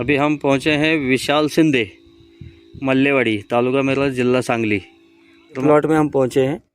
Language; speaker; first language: Hindi; non-native, local second language; Marathi